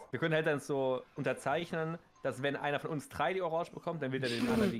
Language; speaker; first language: German; native; German